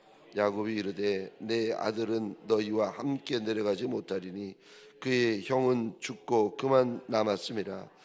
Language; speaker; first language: Korean; native; Korean